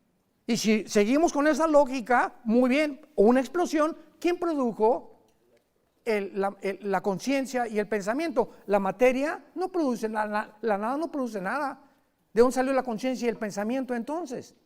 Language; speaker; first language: Spanish; native; Spanish